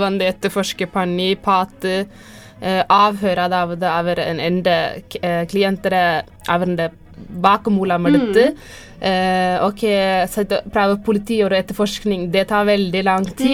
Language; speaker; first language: Norwegian; early bilingual, other home language; Tamil